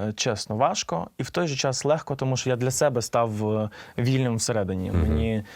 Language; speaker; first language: Ukrainian; native; Ukrainian